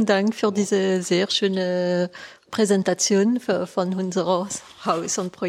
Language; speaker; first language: German; non-native, fluent; French